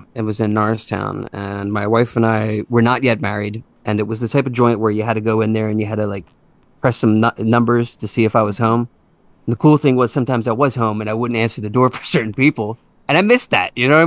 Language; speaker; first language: English; native; English